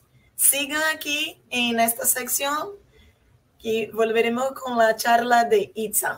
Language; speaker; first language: Spanish; non-native, fluent; Portuguese